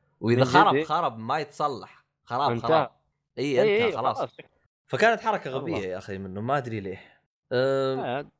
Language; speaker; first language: Arabic; native; Arabic